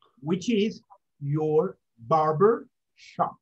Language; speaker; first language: English; non-native, fluent; Spanish